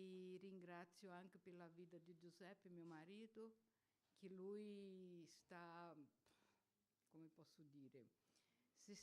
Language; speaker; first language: Italian; non-native, fluent; Portuguese